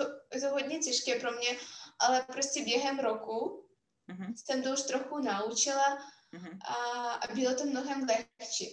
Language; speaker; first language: Czech; non-native, fluent; Russian